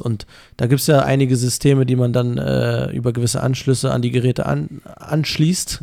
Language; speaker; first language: German; native; German